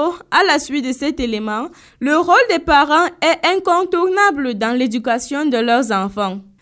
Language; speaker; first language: French; non-native, local second language; Fula